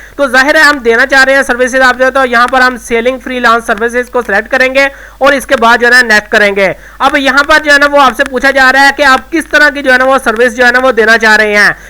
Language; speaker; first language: Urdu; non-native, local second language; Punjabi